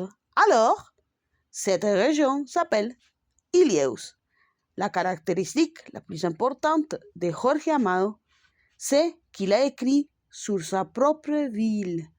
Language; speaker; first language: French; non-native, learner; Spanish